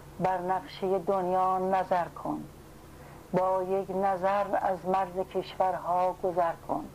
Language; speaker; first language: Persian; native; Persian